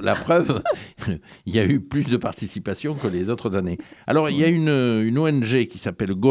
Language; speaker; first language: French; native; French